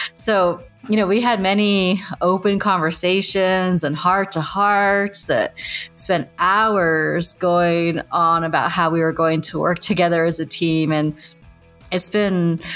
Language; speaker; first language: English; native; English